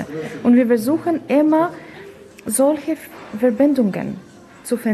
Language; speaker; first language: German; non-native, fluent; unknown